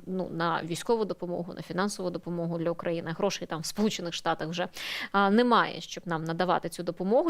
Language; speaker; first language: Ukrainian; native; Ukrainian